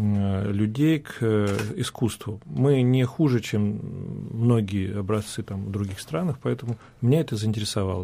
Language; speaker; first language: Russian; native; Russian